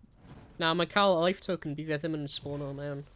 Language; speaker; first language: Welsh; native; Welsh